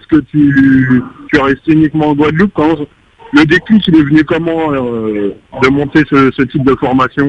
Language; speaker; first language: French; native; French